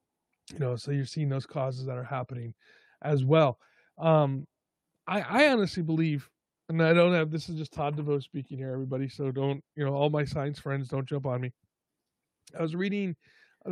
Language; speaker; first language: English; native; English